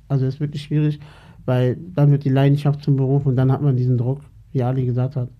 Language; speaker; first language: German; early bilingual, other home language; Turkish